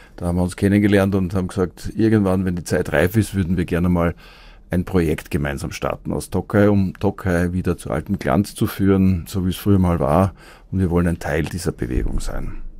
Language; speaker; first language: German; native; German